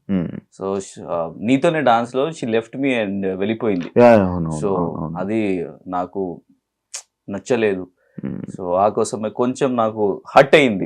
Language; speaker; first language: Telugu; non-native, learner; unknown